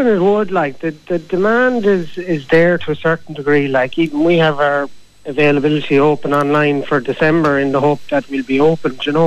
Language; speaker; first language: English; native; English